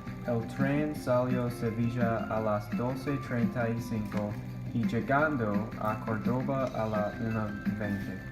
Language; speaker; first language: Spanish; non-native, learner; English